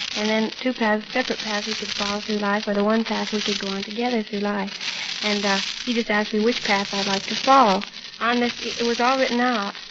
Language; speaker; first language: English; native; English